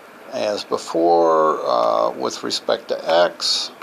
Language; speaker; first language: English; native; English